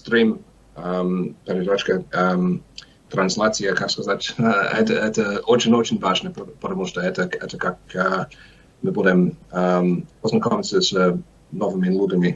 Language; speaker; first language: Russian; non-native, learner; English